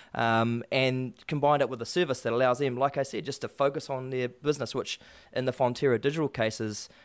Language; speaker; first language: English; native; English